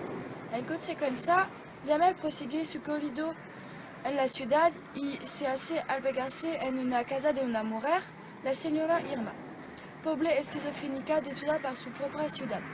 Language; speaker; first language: Spanish; non-native, learner; French